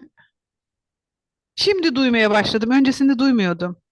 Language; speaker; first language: Turkish; native; Turkish